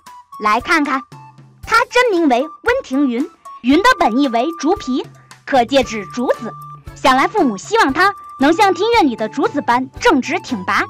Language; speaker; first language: Chinese; native; Chinese